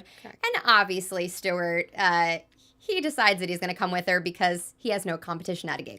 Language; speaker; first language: English; native; English